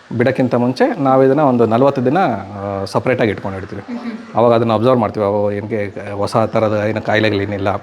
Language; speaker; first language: Kannada; native; Kannada